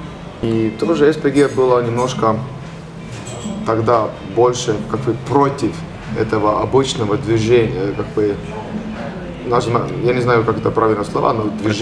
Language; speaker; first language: Russian; non-native, learner; Estonian